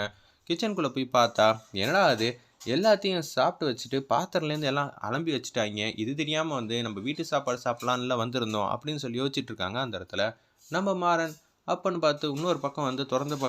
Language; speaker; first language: Tamil; native; Tamil